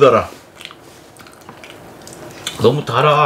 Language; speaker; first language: Korean; native; Korean